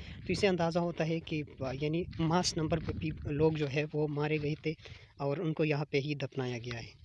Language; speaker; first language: Urdu; non-native, local second language; Pashto